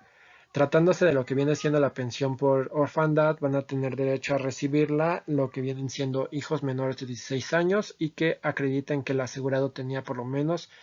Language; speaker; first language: Spanish; native; Spanish